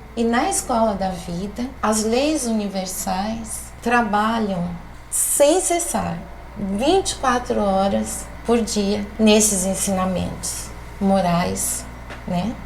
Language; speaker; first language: Portuguese; native; Portuguese